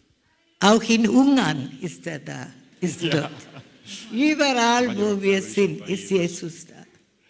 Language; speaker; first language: German; non-native, learner; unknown